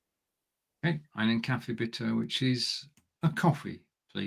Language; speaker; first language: German; non-native, learner; English